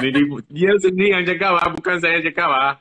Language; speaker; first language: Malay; non-native, local second language; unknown